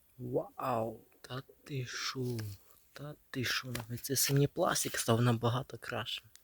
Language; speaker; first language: Ukrainian; native; Ukrainian